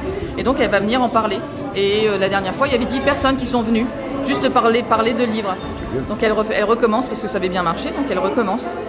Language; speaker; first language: French; native; French